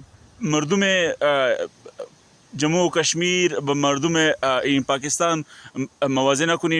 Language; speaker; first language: Persian; non-native, learner; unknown